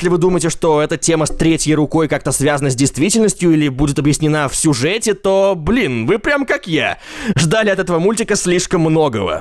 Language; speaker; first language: Russian; native; Russian